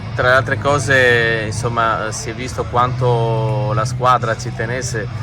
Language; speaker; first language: Italian; native; Italian